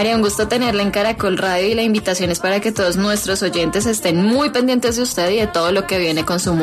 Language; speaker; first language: Spanish; native; Spanish